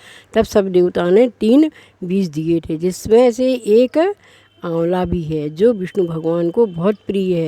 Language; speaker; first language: Hindi; native; Hindi